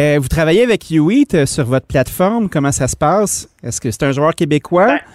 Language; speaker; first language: French; native; French